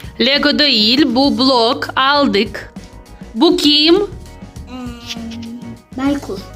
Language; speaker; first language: Turkish; non-native, learner; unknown